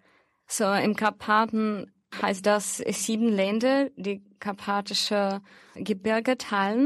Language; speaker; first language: German; non-native, fluent; Russian